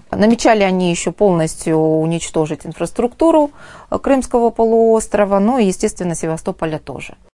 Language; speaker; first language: Russian; native; Russian